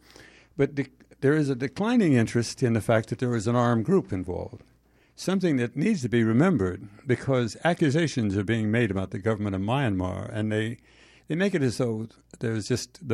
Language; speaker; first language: English; native; English